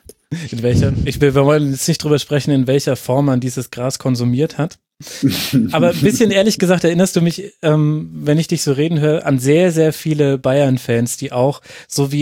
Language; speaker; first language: German; native; German